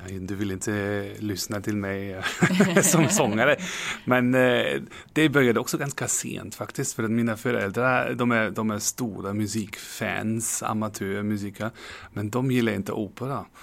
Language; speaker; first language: Swedish; non-native, fluent; German